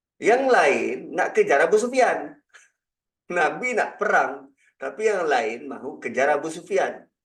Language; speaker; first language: Malay; native; Malay